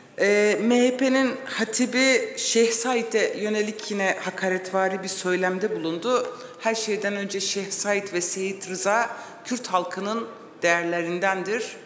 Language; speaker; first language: Turkish; non-native, local second language; Kurdish